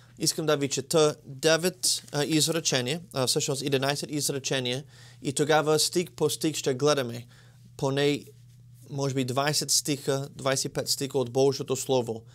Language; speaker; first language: Bulgarian; non-native, learner; English